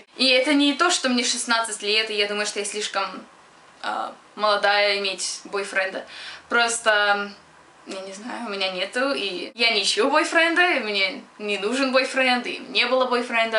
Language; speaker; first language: Russian; early bilingual, other home language; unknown